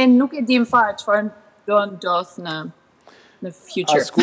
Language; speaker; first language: Albanian; early bilingual, heritage; Albanian